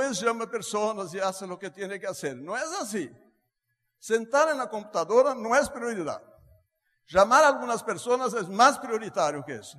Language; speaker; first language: Spanish; non-native, fluent; Portuguese